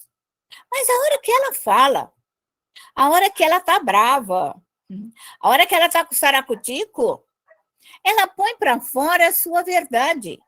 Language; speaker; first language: Portuguese; native; Portuguese